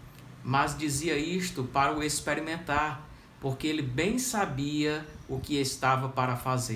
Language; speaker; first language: Portuguese; native; Portuguese